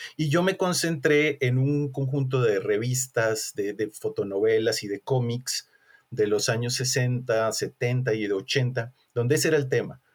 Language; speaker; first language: Spanish; native; Spanish